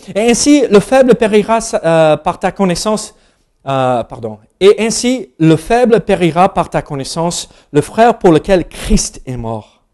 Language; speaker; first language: French; non-native, fluent; English